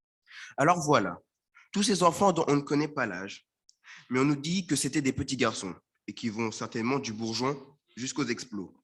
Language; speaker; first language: French; native; French